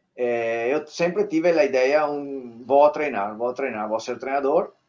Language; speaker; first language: Portuguese; non-native, learner; Italian